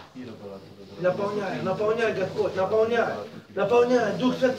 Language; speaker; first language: Russian; native; Russian